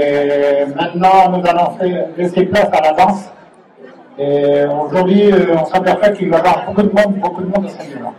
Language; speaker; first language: French; native; French